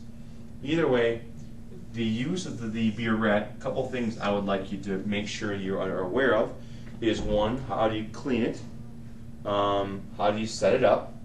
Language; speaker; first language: English; native; English